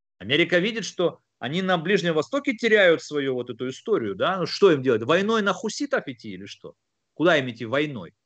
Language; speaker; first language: Russian; native; Russian